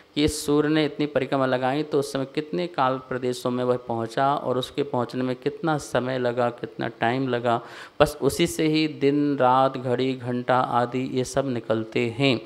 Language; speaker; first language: Hindi; native; Hindi